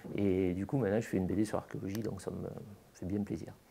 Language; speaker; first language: French; native; French